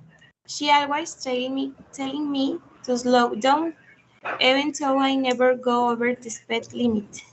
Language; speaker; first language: English; non-native, learner; Spanish